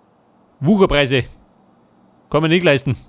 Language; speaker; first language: German; native; German